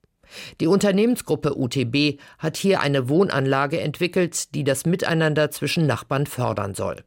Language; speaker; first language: German; native; German